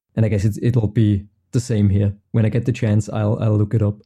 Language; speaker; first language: English; non-native, fluent; German